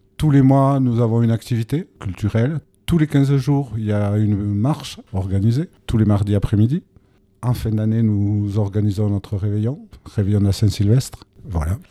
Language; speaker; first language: French; native; French